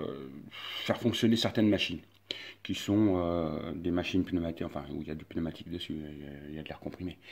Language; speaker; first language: French; native; French